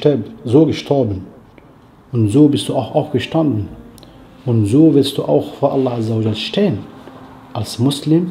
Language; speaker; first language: German; non-native, fluent; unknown